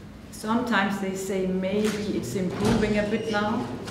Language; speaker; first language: English; non-native, fluent; Danish